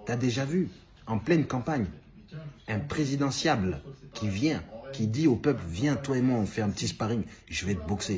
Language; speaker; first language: French; native; French